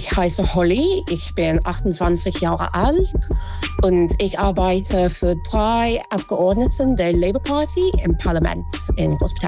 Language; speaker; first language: German; non-native, fluent; English